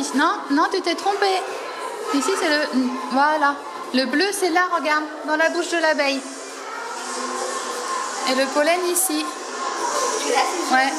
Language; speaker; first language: French; native; French